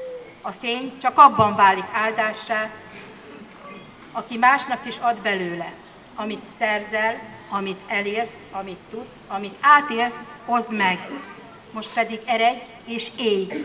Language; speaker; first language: Hungarian; native; Hungarian